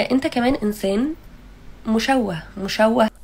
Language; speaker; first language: Arabic; native; Arabic